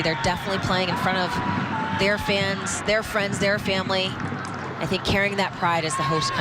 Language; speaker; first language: English; native; English